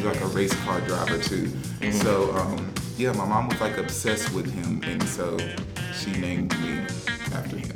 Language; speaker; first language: English; native; English